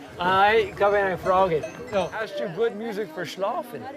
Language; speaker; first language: German; non-native, learner; English